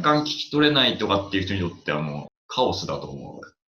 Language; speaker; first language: Japanese; native; Japanese